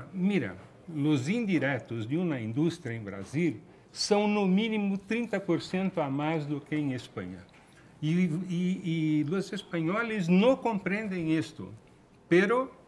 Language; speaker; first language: Spanish; non-native, fluent; Portuguese